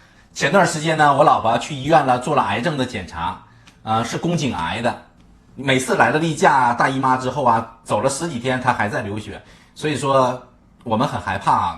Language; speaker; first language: Chinese; native; Chinese